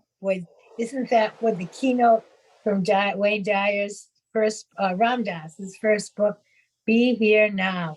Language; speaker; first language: English; native; English